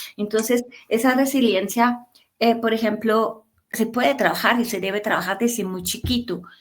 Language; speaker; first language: Spanish; non-native, fluent; German